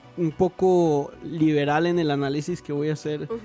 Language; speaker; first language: Spanish; native; Spanish